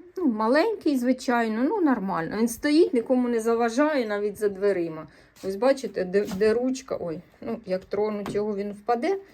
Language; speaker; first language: Ukrainian; native; Ukrainian